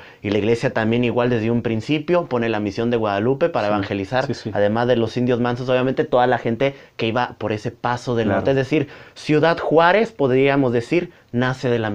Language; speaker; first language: Spanish; native; Spanish